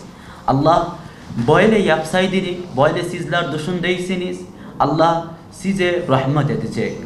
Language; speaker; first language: Turkish; non-native, learner; Bangla